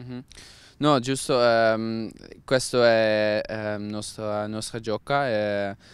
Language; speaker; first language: Italian; non-native, learner; Dutch